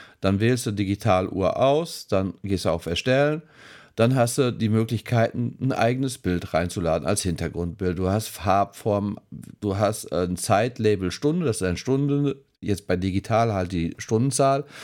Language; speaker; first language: German; native; German